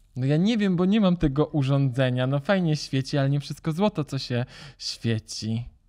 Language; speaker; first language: Polish; native; Polish